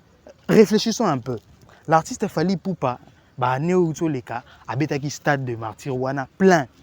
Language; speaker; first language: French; non-native, local second language; Lingala